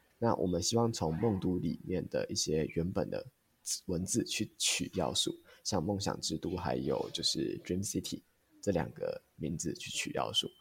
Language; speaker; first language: Chinese; native; Chinese